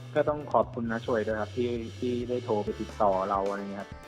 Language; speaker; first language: Thai; native; Thai